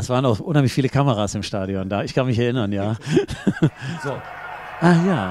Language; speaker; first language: German; native; German